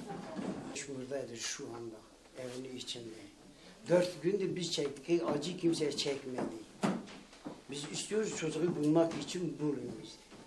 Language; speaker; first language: Turkish; non-native, local second language; Kurdish